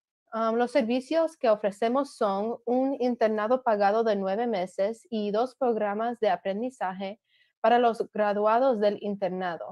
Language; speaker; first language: Spanish; early bilingual, other home language; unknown